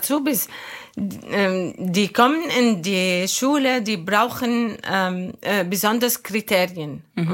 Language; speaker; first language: German; non-native, learner; Arabic